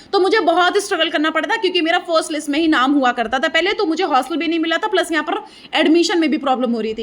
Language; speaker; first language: Hindi; native; Hindi